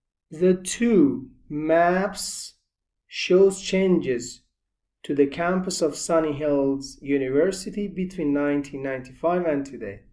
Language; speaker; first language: English; non-native, fluent; Persian